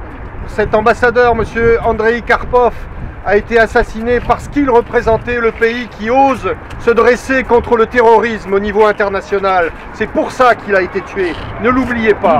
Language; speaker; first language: French; native; French